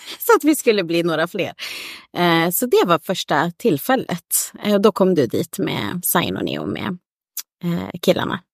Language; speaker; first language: Swedish; native; Swedish